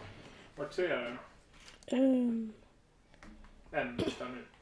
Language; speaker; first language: Swedish; native; Swedish